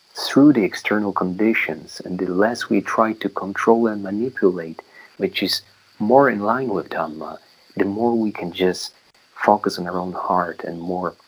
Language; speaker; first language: English; non-native, fluent; Polish